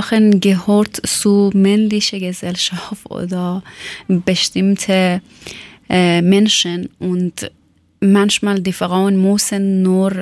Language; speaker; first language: German; non-native, learner; Persian